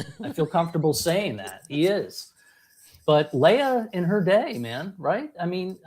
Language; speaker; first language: English; native; English